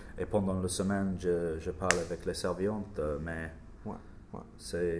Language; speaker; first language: French; non-native, learner; English